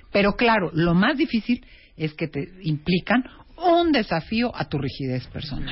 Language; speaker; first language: Spanish; native; Spanish